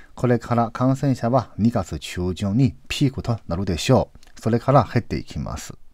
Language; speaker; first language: Japanese; non-native, fluent; Chinese